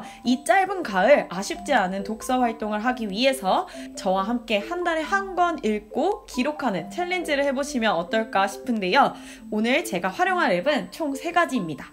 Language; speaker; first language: Korean; native; Korean